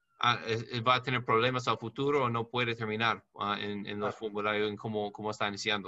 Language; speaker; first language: Spanish; non-native, learner; English